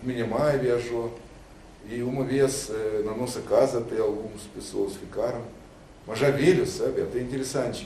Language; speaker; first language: Portuguese; non-native, learner; Russian